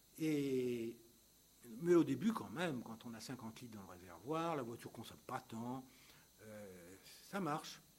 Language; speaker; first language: French; native; French